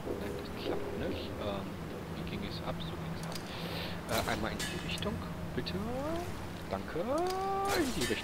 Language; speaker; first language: German; native; German